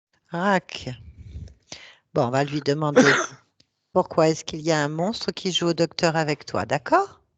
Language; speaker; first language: French; native; French